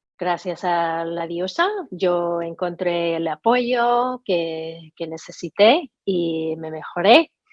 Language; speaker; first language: Spanish; non-native, fluent; English